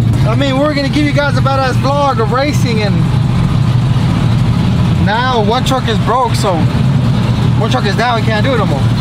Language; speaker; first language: English; early bilingual, other home language; Spanish